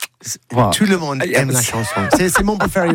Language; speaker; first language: French; non-native, learner; English